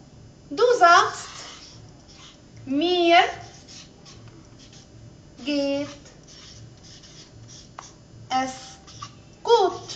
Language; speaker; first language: German; non-native, fluent; Arabic